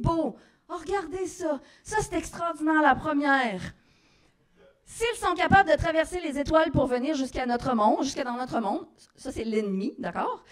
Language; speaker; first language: French; native; French